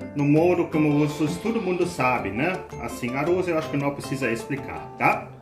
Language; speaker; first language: Portuguese; non-native, learner; German